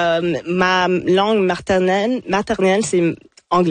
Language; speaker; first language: French; non-native, local second language; English